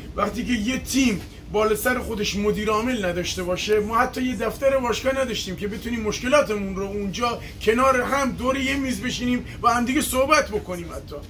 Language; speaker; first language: Persian; non-native, local second language; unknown